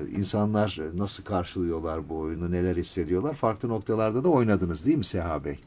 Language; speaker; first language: Turkish; native; Turkish